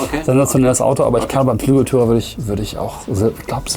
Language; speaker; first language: German; native; German